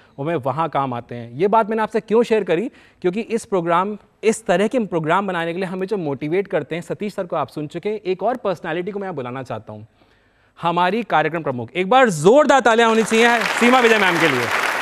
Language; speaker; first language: Hindi; native; Hindi